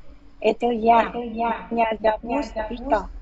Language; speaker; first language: Russian; non-native, learner; Vietnamese